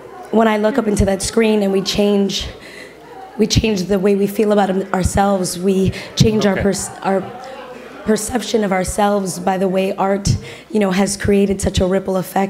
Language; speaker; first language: English; early bilingual, other home language; Spanish